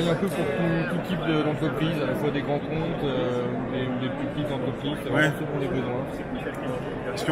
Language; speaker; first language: French; native; French